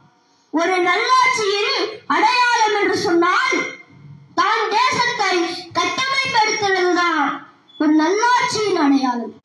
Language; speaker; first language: Tamil; native; Tamil